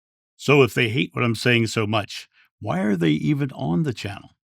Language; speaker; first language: English; native; English